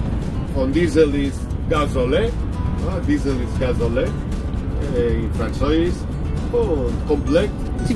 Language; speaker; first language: German; non-native, learner; Spanish